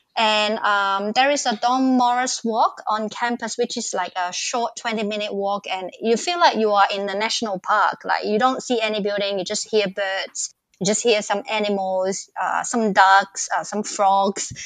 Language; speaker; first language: English; non-native, local second language; Cantonese